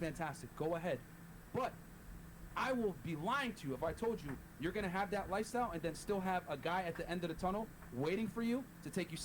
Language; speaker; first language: English; native; English